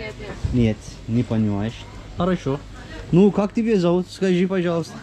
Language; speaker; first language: Russian; non-native, learner; Turkish